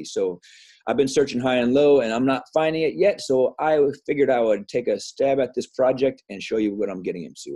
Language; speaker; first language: English; native; English